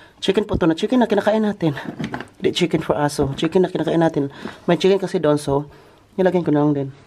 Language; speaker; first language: Filipino; non-native, local second language; Cebuano